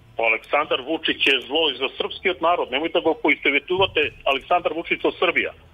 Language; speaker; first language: Macedonian; early bilingual, heritage; Macedonian